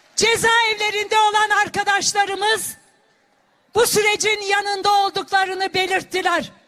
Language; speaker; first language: Turkish; non-native, local second language; Kurdish